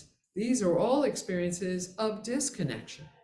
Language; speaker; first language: English; native; English